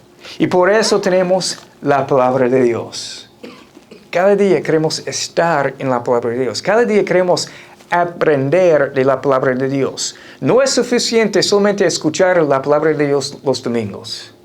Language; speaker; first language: Spanish; non-native, fluent; English